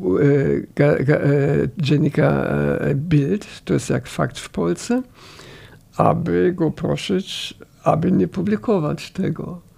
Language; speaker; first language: Polish; non-native, fluent; German